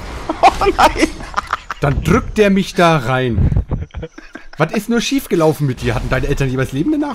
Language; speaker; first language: German; native; German